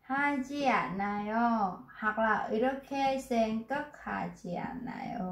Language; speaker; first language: Korean; non-native, fluent; Vietnamese